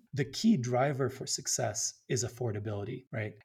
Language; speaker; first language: English; early bilingual, other home language; Amharic